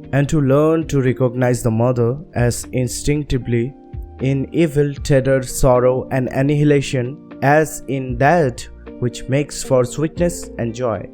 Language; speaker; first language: English; non-native, local second language; Bangla